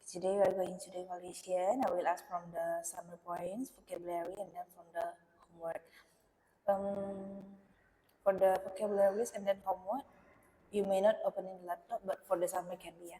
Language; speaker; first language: English; non-native, local second language; Indonesian